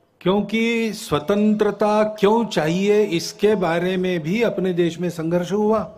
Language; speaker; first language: Hindi; non-native, local second language; Marathi